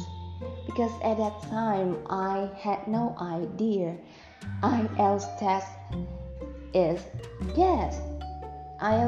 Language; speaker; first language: English; non-native, fluent; Vietnamese